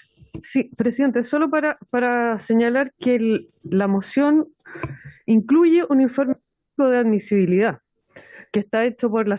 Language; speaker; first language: Spanish; native; Spanish